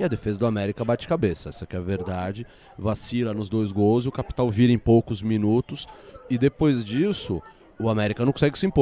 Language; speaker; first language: Portuguese; native; Portuguese